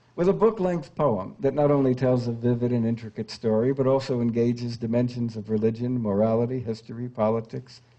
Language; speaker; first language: English; native; English